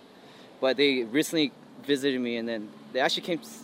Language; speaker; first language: English; early bilingual, other home language; Korean